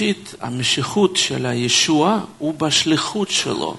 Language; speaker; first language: Hebrew; non-native, fluent; Russian